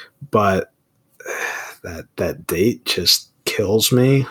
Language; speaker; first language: English; native; English